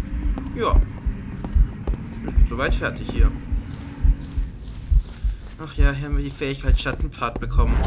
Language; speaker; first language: German; native; German